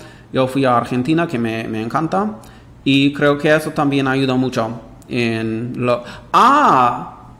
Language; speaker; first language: Spanish; non-native, fluent; English